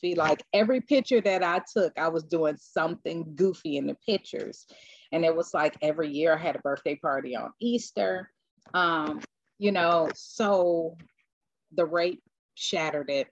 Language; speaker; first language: English; native; English